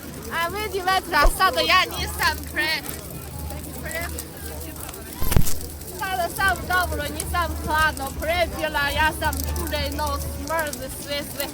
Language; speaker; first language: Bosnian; non-native, learner; Chinese